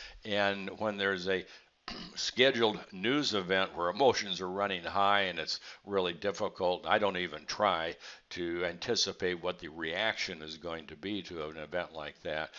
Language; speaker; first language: English; native; English